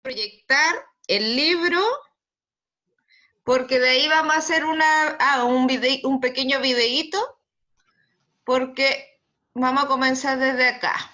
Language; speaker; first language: Spanish; native; Spanish